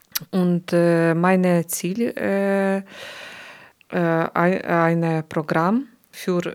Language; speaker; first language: German; non-native, learner; Ukrainian